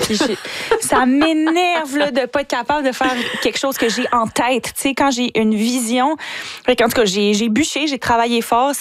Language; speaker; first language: French; native; French